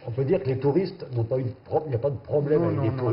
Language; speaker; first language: French; native; French